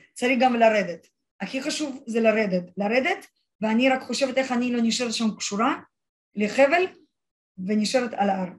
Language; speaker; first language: Hebrew; non-native, fluent; Russian